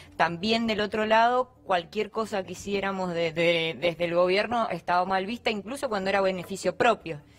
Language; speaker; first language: Spanish; native; Spanish